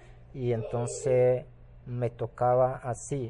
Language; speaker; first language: Spanish; non-native, local second language; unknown